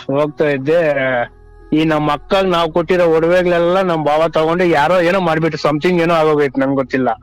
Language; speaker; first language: Kannada; non-native, local second language; Telugu